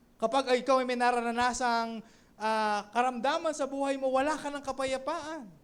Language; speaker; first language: Filipino; native; Filipino